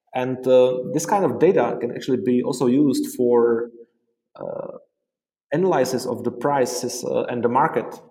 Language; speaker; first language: English; non-native, fluent; Czech